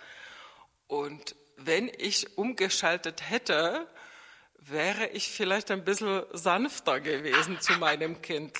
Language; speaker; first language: German; non-native, fluent; Czech